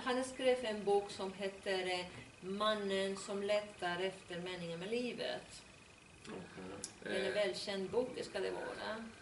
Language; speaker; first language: Swedish; non-native, fluent; Spanish